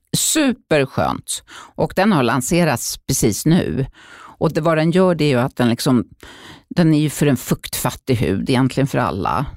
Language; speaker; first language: Swedish; native; Swedish